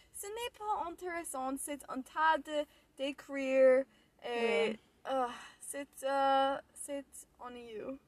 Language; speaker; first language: French; non-native, learner; English